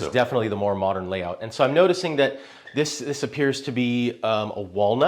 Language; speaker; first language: English; native; English